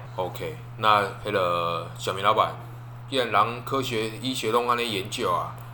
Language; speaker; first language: Chinese; native; Chinese